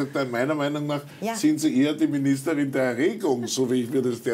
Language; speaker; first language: German; native; German